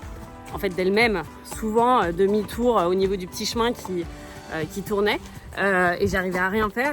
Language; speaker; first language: French; native; French